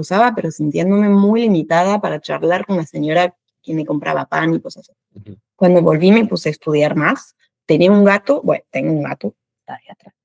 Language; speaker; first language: Spanish; non-native, fluent; French